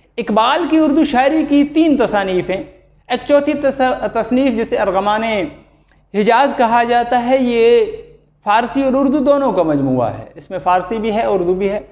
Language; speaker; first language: Urdu; non-native, local second language; Pashto